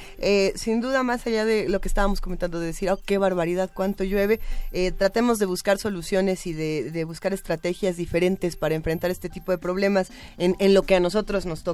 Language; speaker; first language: Spanish; native; Spanish